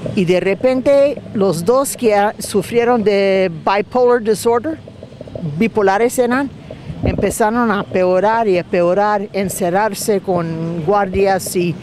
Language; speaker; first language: Spanish; non-native, fluent; English